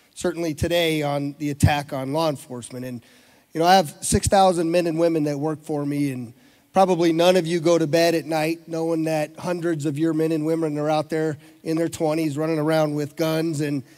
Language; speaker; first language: English; native; English